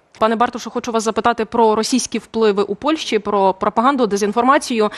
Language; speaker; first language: Ukrainian; native; Ukrainian